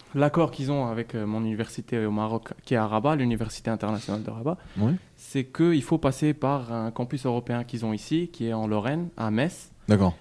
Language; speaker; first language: French; non-native, local second language; Arabic